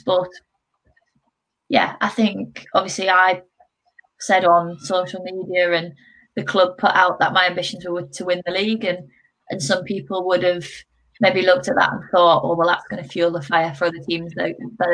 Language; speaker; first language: English; native; English